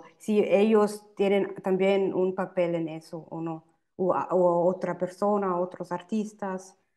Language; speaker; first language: Spanish; non-native, fluent; German